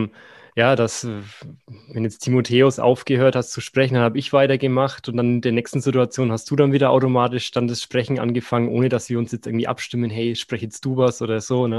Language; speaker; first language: German; native; German